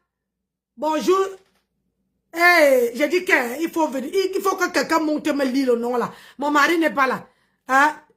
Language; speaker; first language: French; non-native, local second language; Lingala